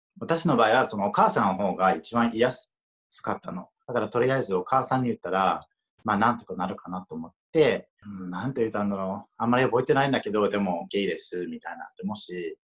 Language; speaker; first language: Japanese; non-native, fluent; English